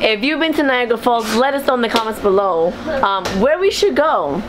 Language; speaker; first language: English; early bilingual, other home language; Spanish